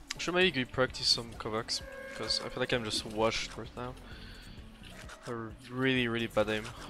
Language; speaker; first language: English; non-native, fluent; French